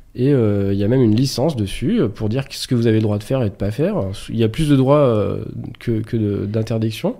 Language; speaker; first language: French; native; French